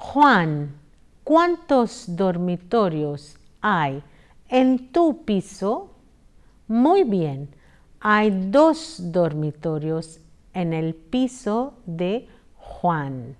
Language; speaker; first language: Spanish; non-native, fluent; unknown